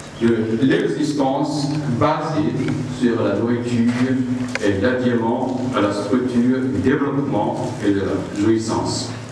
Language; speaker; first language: French; non-native, fluent; Chinese